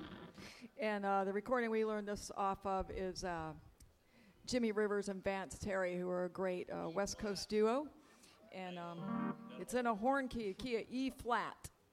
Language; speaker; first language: English; native; English